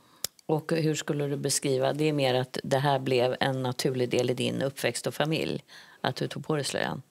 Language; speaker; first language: Swedish; native; Swedish